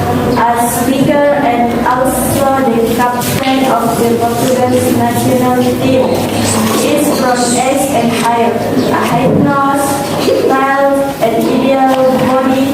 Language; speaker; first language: English; non-native, learner; Indonesian